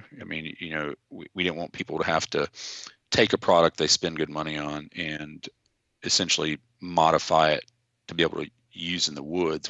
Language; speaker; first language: English; native; English